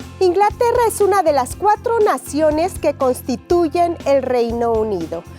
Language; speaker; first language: Spanish; native; Spanish